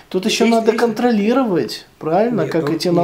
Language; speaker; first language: Russian; native; Russian